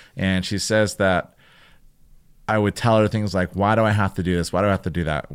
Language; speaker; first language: English; native; English